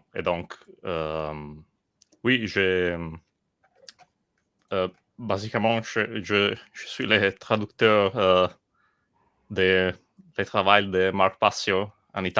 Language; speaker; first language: French; non-native, learner; Italian